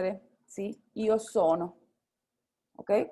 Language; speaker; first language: Italian; non-native, fluent; Spanish